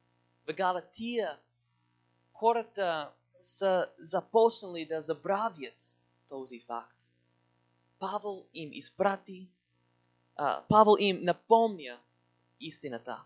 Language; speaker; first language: Bulgarian; non-native, learner; English